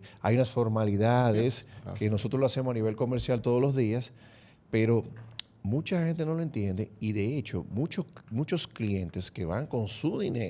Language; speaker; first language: Spanish; native; Spanish